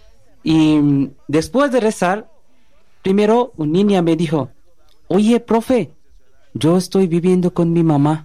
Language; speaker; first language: Spanish; non-native, learner; Bangla